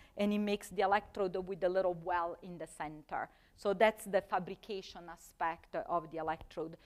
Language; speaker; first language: English; non-native, fluent; Italian